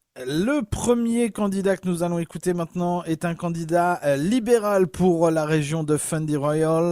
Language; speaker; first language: French; native; French